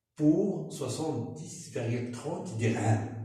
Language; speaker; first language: French; non-native, local second language; Arabic